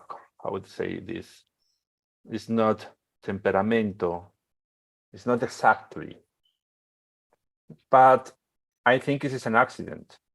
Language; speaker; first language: English; non-native, learner; Spanish